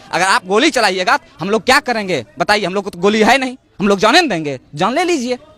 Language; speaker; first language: Hindi; native; Hindi